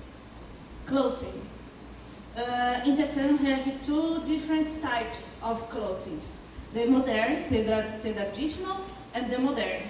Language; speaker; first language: English; non-native, learner; Portuguese